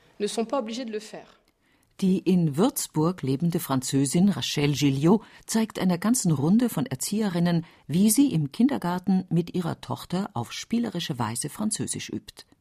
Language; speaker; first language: German; native; German